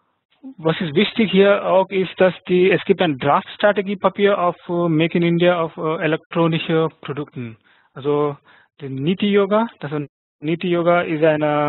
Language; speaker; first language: German; non-native, fluent; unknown